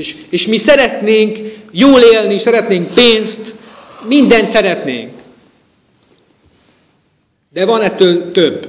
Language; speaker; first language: Hungarian; native; Hungarian